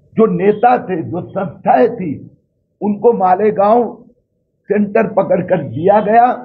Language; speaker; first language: Hindi; non-native, local second language; Marathi